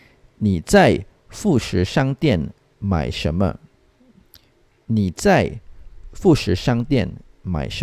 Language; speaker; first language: Chinese; non-native, fluent; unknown